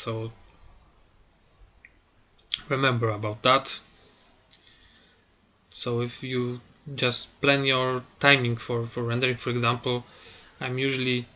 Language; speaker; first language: English; non-native, fluent; Polish